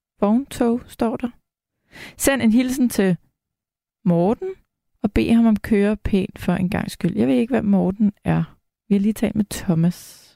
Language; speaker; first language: Danish; native; Danish